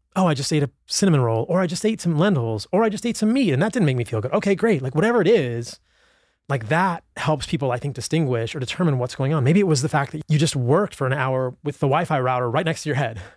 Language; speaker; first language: English; native; English